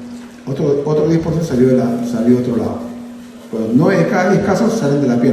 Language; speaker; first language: Spanish; native; Spanish